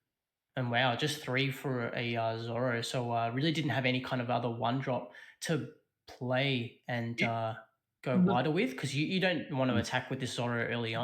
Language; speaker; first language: English; native; English